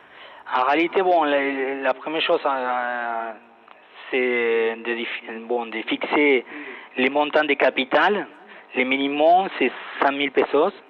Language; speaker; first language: French; non-native, fluent; Spanish